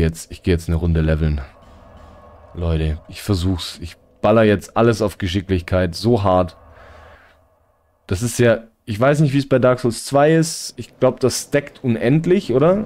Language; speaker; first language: German; native; German